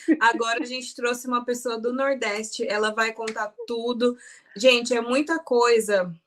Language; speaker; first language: Portuguese; native; Portuguese